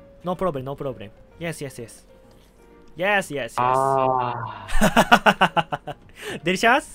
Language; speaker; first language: English; non-native, learner; Japanese